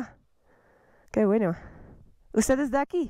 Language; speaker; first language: Spanish; non-native, learner; Dutch